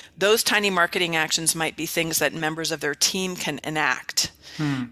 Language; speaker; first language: English; native; English